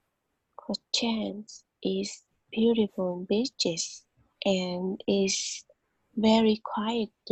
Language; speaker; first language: English; non-native, learner; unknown